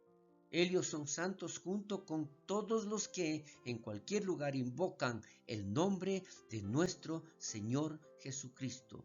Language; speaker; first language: Spanish; native; Spanish